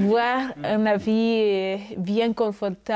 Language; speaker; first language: French; non-native, learner; Spanish